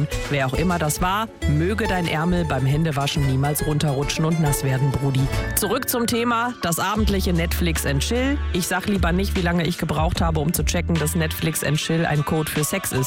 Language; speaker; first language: German; native; German